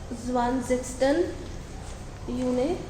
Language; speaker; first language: German; non-native, learner; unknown